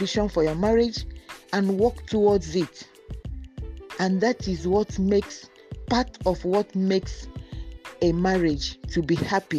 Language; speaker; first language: English; non-native, local second language; Igbo